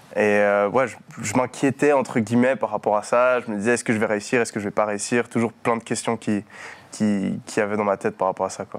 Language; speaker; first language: French; native; French